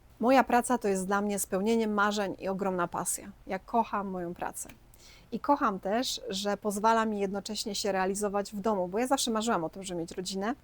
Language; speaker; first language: Polish; native; Polish